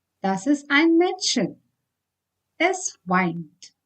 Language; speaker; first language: German; non-native, fluent; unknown